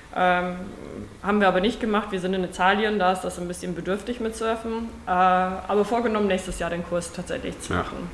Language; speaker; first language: German; non-native, fluent; Afrikaans